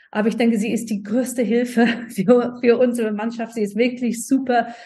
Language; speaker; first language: German; non-native, fluent; English